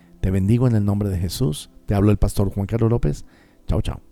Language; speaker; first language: Spanish; native; Spanish